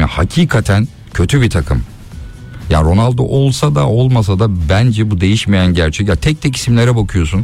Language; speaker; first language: Turkish; native; Turkish